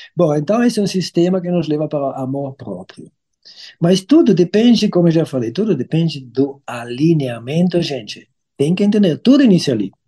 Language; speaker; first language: Portuguese; non-native, fluent; German